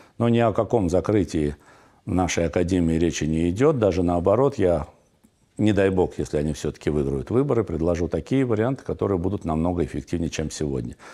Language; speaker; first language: Russian; non-native, local second language; Armenian